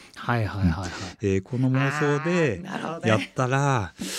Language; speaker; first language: Japanese; native; Japanese